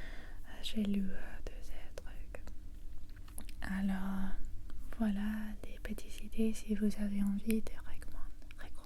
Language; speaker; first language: French; non-native, fluent; English